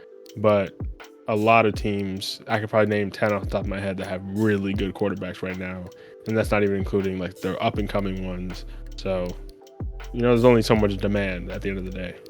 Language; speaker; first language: English; native; English